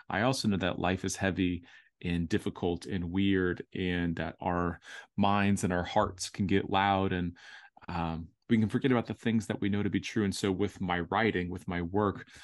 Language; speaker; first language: English; native; English